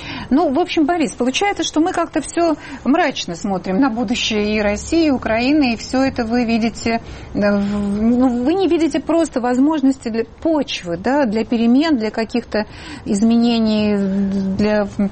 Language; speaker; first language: Russian; native; Russian